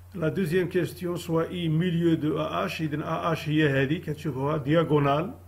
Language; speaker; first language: French; non-native, local second language; Arabic